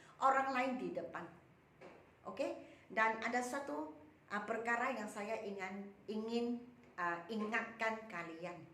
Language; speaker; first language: Malay; non-native, local second language; Chinese